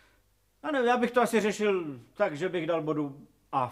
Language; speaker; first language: Czech; native; Czech